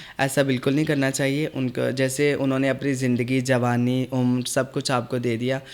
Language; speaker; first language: Urdu; non-native, local second language; Punjabi